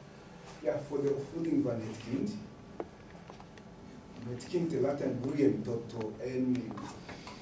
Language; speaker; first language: Dutch; non-native, fluent; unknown